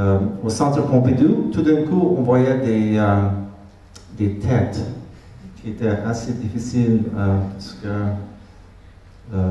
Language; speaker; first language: French; non-native, fluent; Hungarian